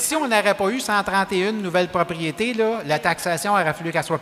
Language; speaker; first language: French; native; French